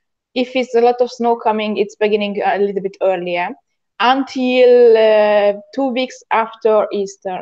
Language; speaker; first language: English; non-native, learner; Hungarian